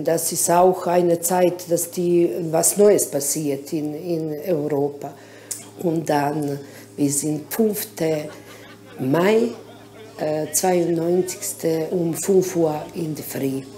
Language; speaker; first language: German; non-native, learner; Bosnian